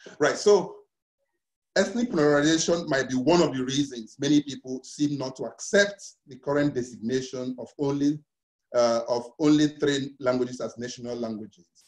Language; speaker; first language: English; non-native, local second language; Igbo